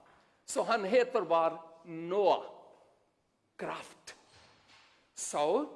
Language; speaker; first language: Swedish; non-native, learner; Urdu